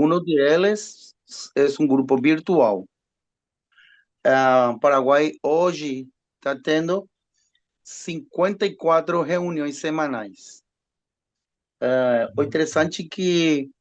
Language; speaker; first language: Portuguese; non-native, learner; Spanish